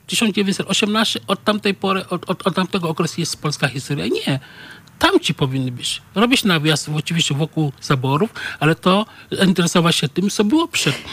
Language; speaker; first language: Polish; non-native, fluent; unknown